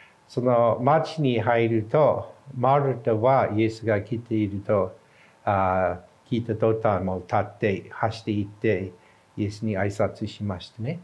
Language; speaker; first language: Japanese; non-native, fluent; English